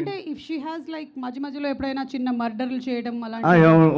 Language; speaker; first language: Telugu; native; Telugu